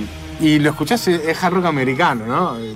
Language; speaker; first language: Spanish; native; Spanish